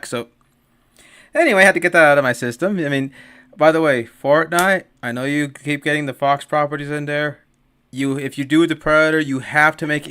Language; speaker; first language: English; native; English